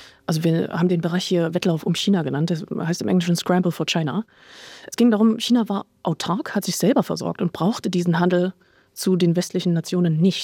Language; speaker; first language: German; native; German